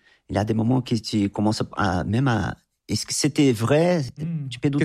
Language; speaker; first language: French; non-native, fluent; Portuguese